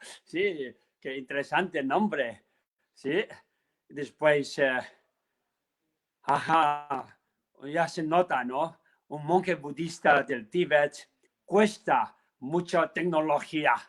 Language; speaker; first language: Spanish; non-native, learner; Tibetan